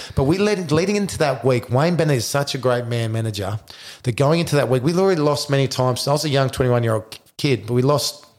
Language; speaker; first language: English; native; English